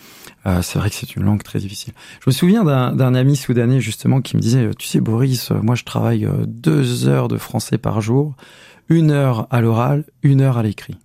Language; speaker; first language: French; native; French